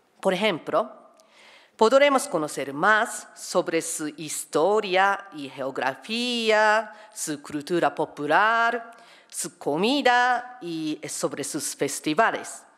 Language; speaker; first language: Spanish; non-native, fluent; Japanese